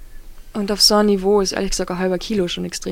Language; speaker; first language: German; native; German